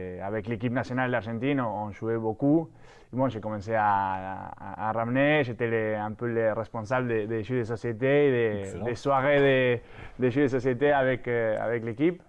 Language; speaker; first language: French; non-native, fluent; Spanish